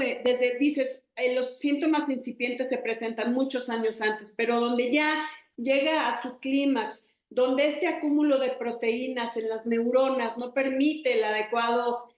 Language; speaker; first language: Spanish; native; Spanish